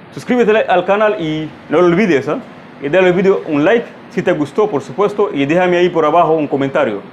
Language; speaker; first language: Spanish; non-native, fluent; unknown